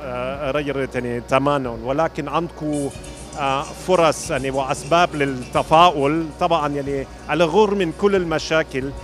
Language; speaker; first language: Arabic; non-native, fluent; German